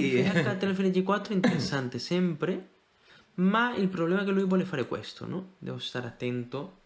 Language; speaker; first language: Italian; non-native, fluent; Spanish